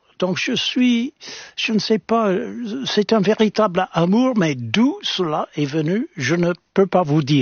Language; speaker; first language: French; non-native, fluent; English